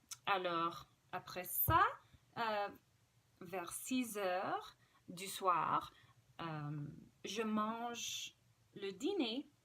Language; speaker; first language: French; non-native, fluent; English